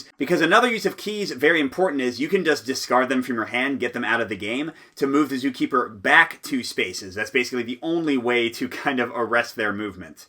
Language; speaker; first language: English; native; English